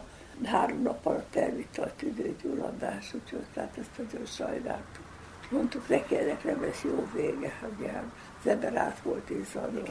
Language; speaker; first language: Hungarian; native; Hungarian